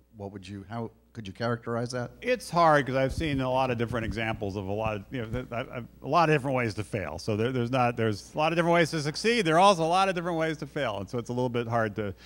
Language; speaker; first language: English; native; English